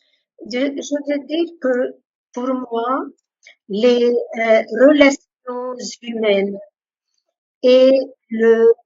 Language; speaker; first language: French; non-native, local second language; Arabic